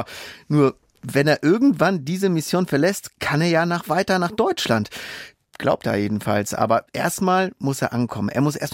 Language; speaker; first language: German; native; German